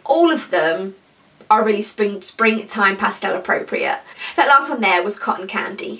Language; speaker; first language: English; native; English